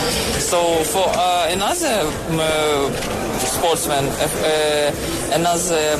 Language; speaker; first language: English; non-native, learner; Ukrainian